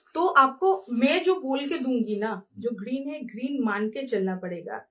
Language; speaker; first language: Hindi; non-native, local second language; Bangla